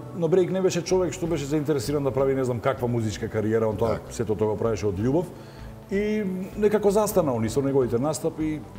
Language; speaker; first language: Macedonian; native; Macedonian